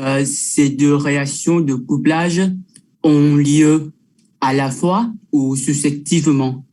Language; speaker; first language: French; non-native, fluent; Vietnamese